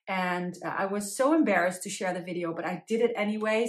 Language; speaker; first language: English; non-native, fluent; Dutch